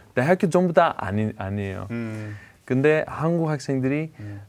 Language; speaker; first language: Korean; non-native, fluent; Greek